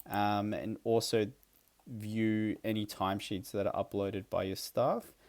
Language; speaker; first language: English; native; English